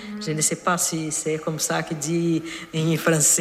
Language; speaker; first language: French; non-native, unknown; Portuguese